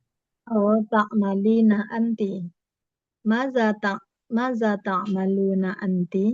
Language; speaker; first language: Arabic; non-native, learner; Indonesian